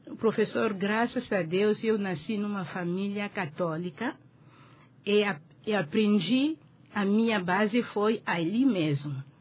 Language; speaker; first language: Portuguese; non-native, fluent; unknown